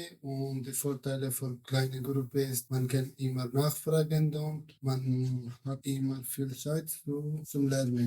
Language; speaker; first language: German; non-native, learner; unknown